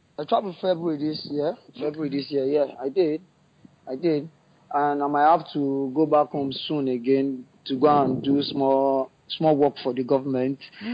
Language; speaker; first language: English; non-native, local second language; Yoruba